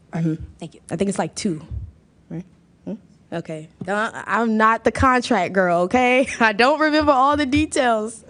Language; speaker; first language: English; native; English